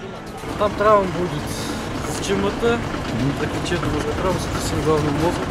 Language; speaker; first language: Russian; non-native, local second language; Kazakh